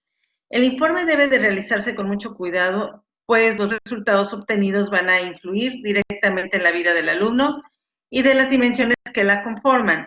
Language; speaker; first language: Spanish; native; Spanish